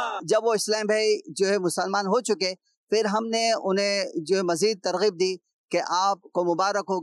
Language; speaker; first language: Urdu; native; Urdu